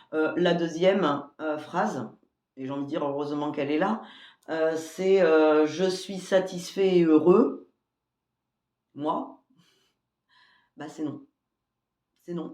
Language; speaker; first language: French; native; French